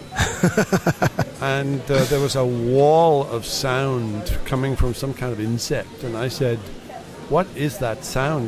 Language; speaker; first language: English; native; English